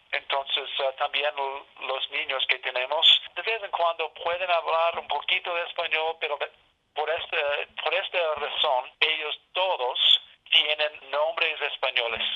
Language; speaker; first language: Spanish; non-native, learner; English